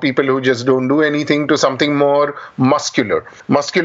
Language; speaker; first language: English; non-native, local second language; Marathi